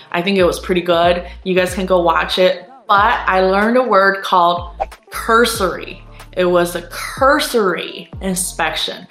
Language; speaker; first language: English; non-native, fluent; Chinese